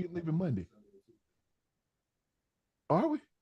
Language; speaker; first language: English; native; English